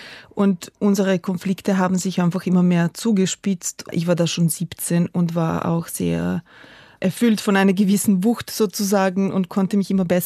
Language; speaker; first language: German; non-native, fluent; Serbian